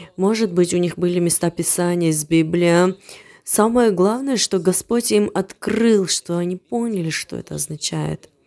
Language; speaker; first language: Russian; non-native, fluent; Armenian